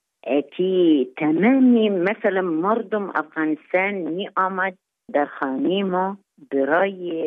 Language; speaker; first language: Persian; non-native, fluent; Arabic